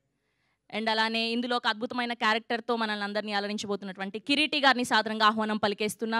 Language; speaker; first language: Telugu; native; Telugu